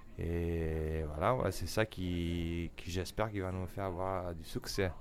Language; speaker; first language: French; non-native, fluent; Italian